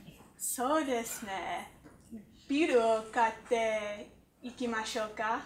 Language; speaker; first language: Japanese; non-native, learner; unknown